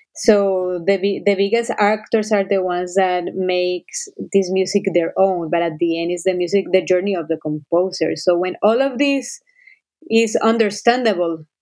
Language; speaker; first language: English; non-native, fluent; Spanish